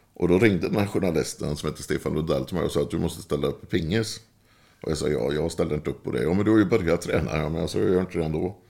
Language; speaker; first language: Swedish; native; Swedish